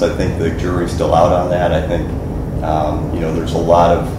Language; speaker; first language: English; native; English